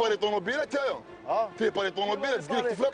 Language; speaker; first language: Arabic; native; Arabic